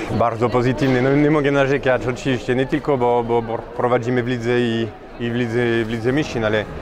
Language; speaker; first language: Polish; non-native, fluent; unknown